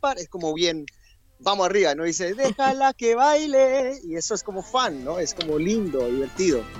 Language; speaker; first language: Spanish; early bilingual, heritage; English